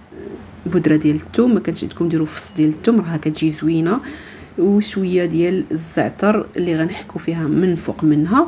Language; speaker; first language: Arabic; native; Arabic